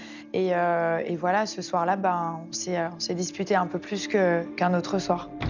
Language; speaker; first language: French; native; French